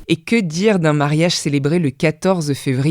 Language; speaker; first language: French; native; French